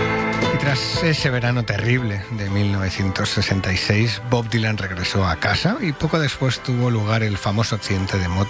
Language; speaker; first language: Spanish; native; Spanish